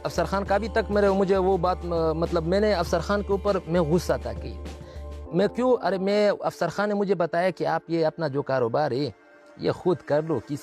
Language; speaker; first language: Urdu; non-native, local second language; Pashto